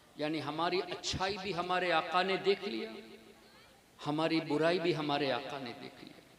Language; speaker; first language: Urdu; non-native, fluent; Tamil